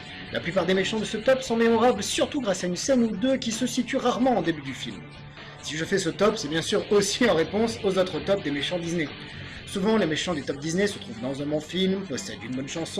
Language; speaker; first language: French; native; French